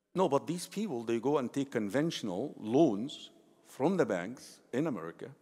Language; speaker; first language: English; non-native, fluent; Arabic